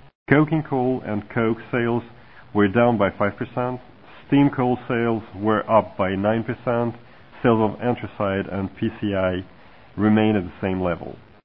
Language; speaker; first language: English; non-native, fluent; Russian